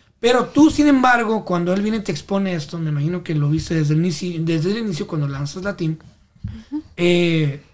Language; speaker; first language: Spanish; native; Spanish